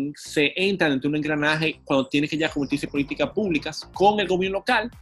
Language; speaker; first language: Spanish; native; Spanish